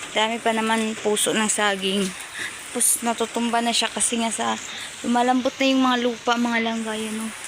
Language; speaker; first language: Filipino; non-native, local second language; Waray